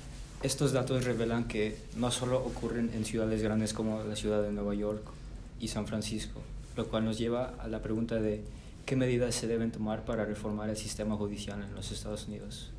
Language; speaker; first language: Spanish; early bilingual, heritage; Spanish